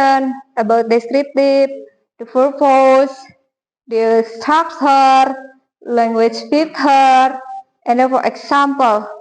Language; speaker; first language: English; non-native, learner; Indonesian